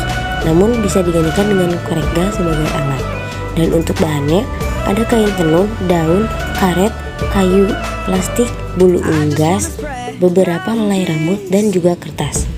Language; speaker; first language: Indonesian; native; Indonesian